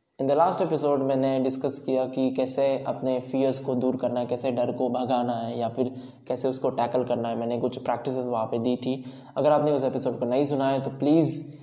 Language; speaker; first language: Hindi; non-native, local second language; Marathi